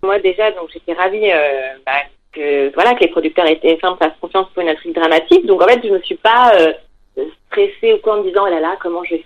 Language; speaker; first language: French; native; French